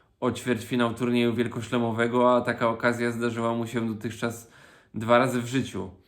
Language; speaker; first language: Polish; native; Polish